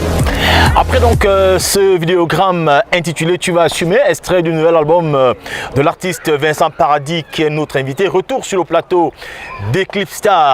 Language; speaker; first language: French; native; French